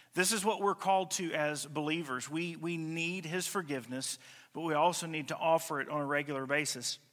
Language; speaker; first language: English; native; English